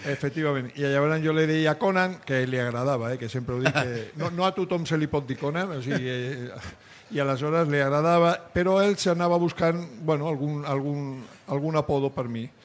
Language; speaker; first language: Catalan; non-native, local second language; Spanish